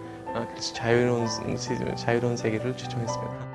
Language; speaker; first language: Korean; non-native, fluent; Bangla